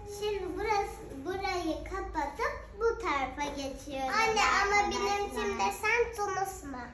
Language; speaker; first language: Turkish; early bilingual, heritage; Turkish